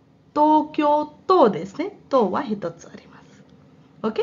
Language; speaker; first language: Japanese; non-native, fluent; Hindi